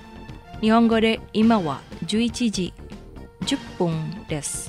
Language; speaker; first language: Japanese; non-native, fluent; Indonesian